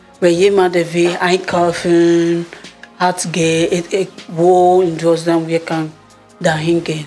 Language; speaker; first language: German; non-native, learner; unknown